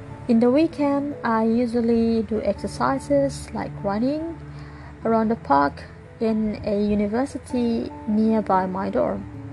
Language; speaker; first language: English; non-native, fluent; Indonesian